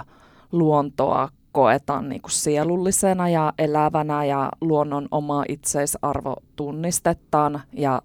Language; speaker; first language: Finnish; native; Finnish